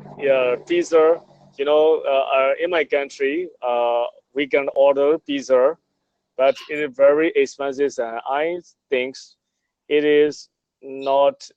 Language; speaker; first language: English; non-native, learner; Burmese